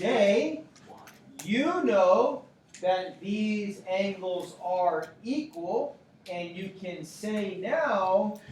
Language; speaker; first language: English; native; English